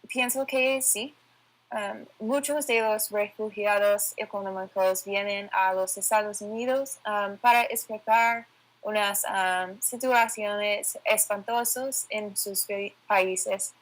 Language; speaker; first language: Spanish; non-native, learner; English